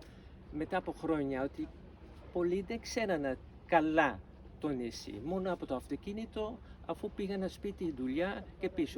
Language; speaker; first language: Greek; non-native, fluent; Dutch